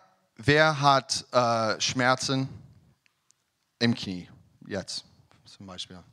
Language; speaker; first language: German; non-native, learner; English